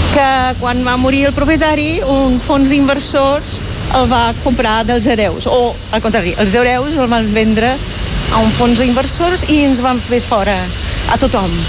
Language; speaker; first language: Catalan; non-native, fluent; German